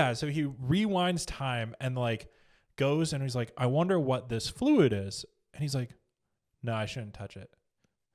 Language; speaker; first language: English; native; English